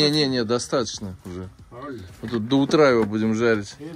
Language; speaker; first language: Russian; native; Russian